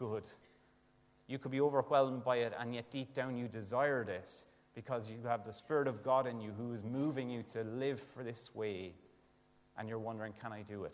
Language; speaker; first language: English; native; English